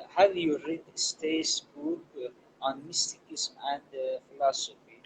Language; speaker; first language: English; non-native, learner; Persian